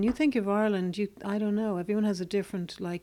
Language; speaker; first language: English; native; English